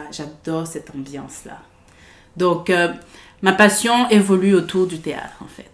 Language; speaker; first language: French; native; French